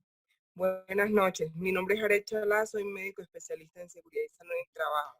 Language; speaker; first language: Spanish; native; Spanish